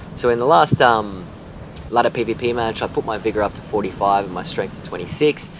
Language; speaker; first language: English; native; English